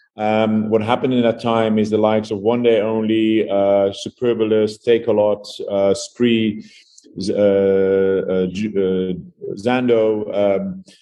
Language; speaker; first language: English; non-native, fluent; Dutch